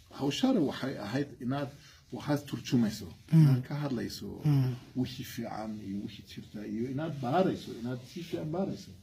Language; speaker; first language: Somali; non-native, fluent; German